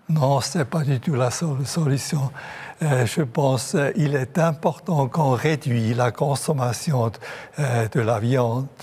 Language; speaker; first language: French; non-native, local second language; German